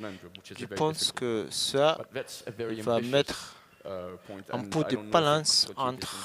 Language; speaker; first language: French; non-native, learner; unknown